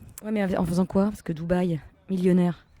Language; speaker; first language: French; native; French